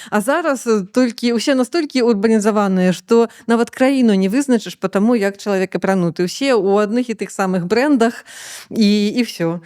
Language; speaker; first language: Belarusian; native; Belarusian